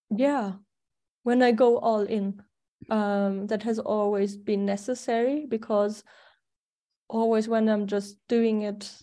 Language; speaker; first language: English; non-native, fluent; German